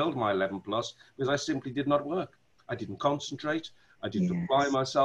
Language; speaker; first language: English; native; English